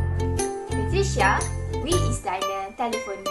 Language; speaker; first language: German; non-native, learner; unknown